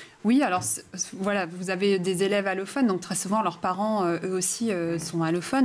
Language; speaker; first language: French; native; French